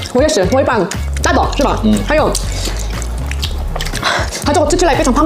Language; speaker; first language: Chinese; non-native, learner; Korean